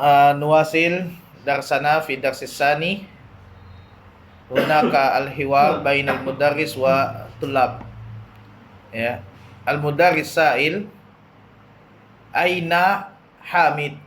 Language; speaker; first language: Arabic; non-native, fluent; Indonesian